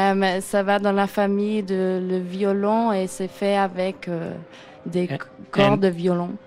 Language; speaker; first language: French; non-native, learner; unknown